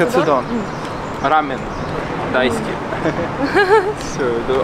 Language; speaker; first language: Russian; non-native, fluent; Spanish